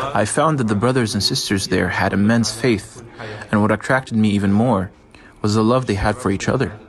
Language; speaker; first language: English; non-native, fluent; Arabic